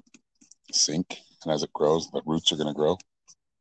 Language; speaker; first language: English; native; English